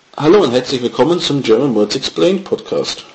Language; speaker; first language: German; native; German